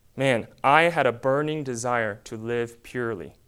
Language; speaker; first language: English; early bilingual, other home language; Korean